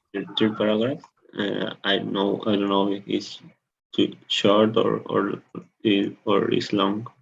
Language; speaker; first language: English; non-native, learner; Spanish